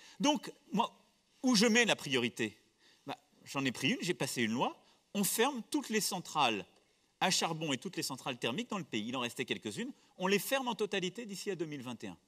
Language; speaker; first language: French; native; French